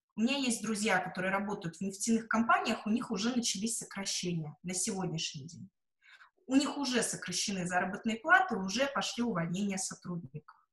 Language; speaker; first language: Russian; native; Russian